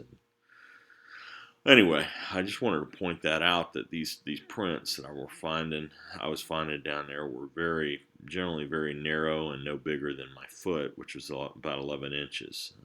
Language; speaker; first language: English; native; English